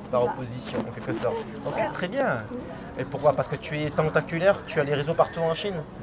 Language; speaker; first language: French; native; French